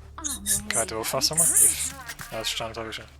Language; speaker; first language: German; native; German